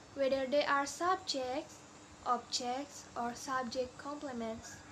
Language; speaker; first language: English; non-native, learner; Indonesian